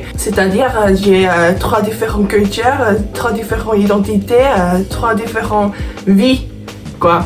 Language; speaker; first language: French; non-native, fluent; Korean